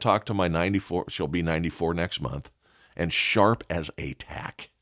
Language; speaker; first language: English; native; English